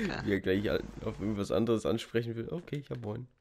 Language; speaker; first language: German; native; German